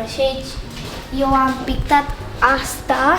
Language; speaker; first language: Romanian; early bilingual, other home language; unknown